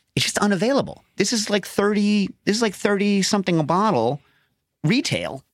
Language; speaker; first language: English; native; English